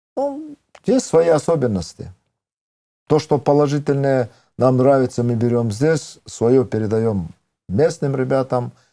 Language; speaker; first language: Russian; non-native, local second language; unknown